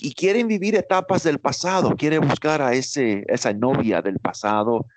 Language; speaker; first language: Spanish; early bilingual, heritage; Spanish